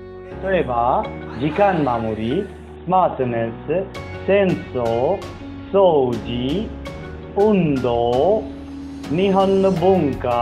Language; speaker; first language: Japanese; non-native, learner; Bangla